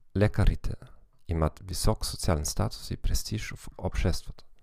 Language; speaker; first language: Bulgarian; non-native, fluent; German